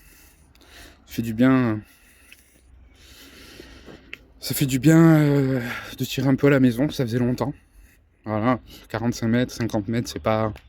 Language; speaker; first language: French; native; French